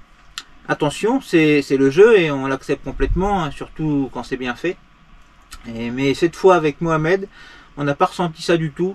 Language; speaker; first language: French; native; French